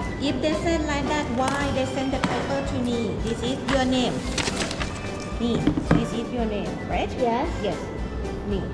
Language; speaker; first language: English; non-native, learner; Thai